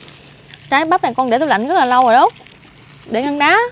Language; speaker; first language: Vietnamese; native; Vietnamese